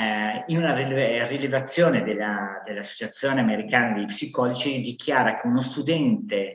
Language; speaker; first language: Italian; native; Italian